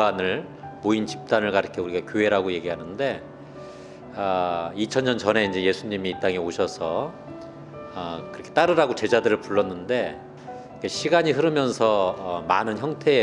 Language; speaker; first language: Korean; native; Korean